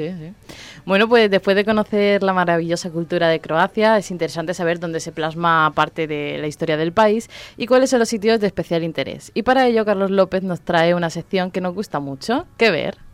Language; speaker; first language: Spanish; native; Spanish